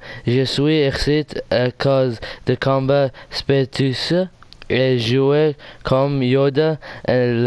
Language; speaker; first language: French; non-native, learner; English